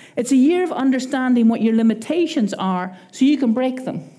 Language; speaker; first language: English; native; English